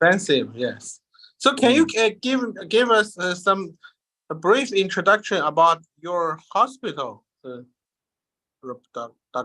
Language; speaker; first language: English; non-native, learner; Chinese